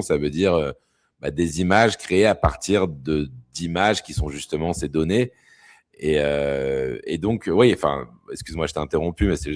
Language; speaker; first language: French; native; French